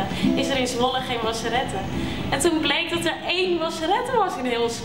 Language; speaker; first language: Dutch; native; Dutch